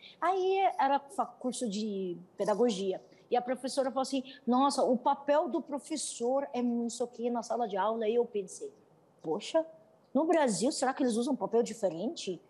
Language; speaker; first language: Portuguese; non-native, fluent; Arabic